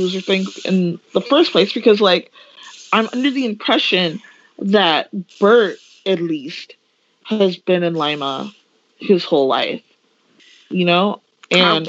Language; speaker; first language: English; native; English